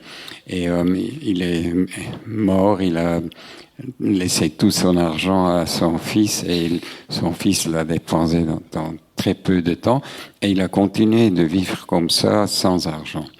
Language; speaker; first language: French; non-native, local second language; German